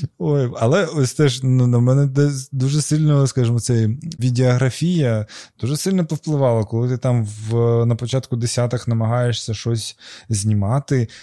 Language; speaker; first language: Ukrainian; non-native, local second language; Russian